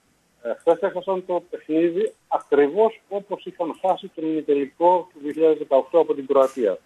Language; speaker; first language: Greek; native; Greek